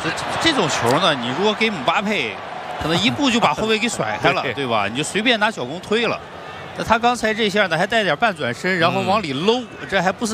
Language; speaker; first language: Chinese; native; Chinese